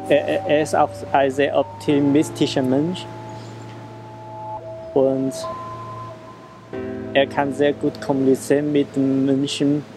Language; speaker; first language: German; non-native, fluent; Chinese